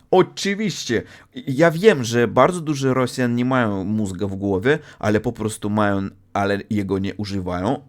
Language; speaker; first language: Polish; non-native, fluent; Russian